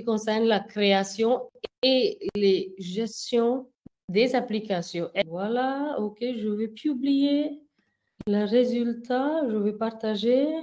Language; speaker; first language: French; non-native, fluent; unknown